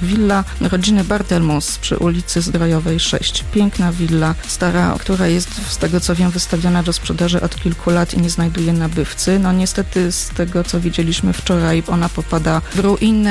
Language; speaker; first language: Polish; native; Polish